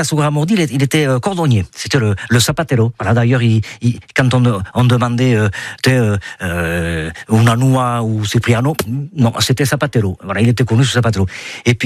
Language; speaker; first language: French; native; French